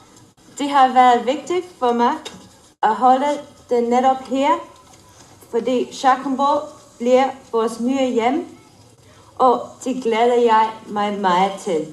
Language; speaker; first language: Danish; non-native, learner; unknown